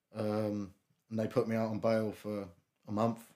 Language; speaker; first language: English; native; English